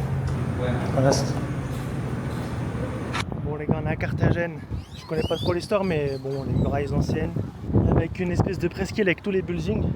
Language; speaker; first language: French; native; French